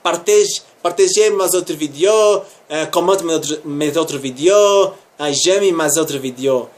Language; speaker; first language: French; non-native, learner; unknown